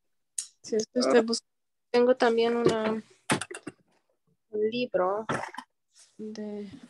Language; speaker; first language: Spanish; non-native, learner; Romanian